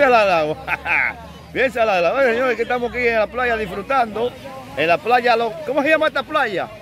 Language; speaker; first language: Spanish; native; Spanish